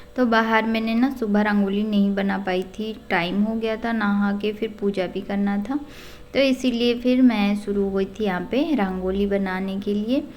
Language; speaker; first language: Hindi; non-native, local second language; Odia